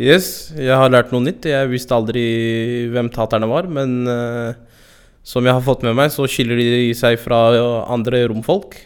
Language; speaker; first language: Norwegian; native; Norwegian